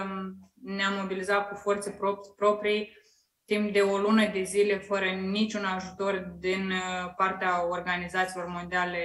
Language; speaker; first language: Romanian; native; Romanian